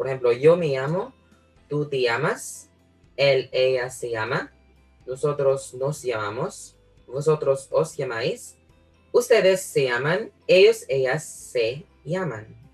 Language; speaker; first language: Spanish; non-native, fluent; Filipino